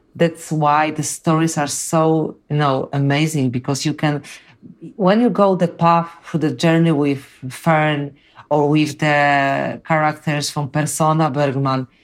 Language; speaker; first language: English; non-native, fluent; Polish